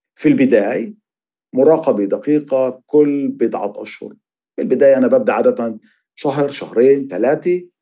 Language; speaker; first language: Arabic; native; Arabic